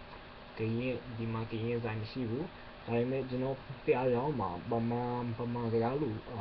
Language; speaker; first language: Burmese; non-native, learner; English